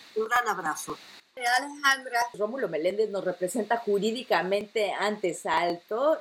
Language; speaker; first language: Spanish; native; Spanish